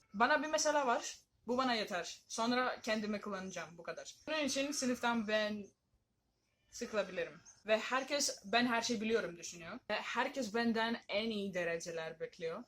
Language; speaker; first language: Turkish; non-native, learner; Greek